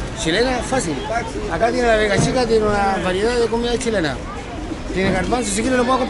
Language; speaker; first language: Spanish; native; Spanish